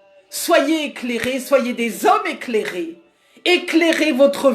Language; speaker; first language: French; native; French